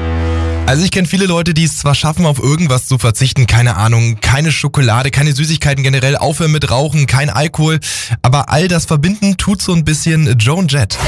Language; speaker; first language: German; native; German